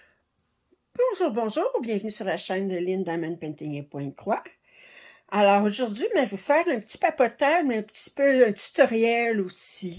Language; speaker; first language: French; native; French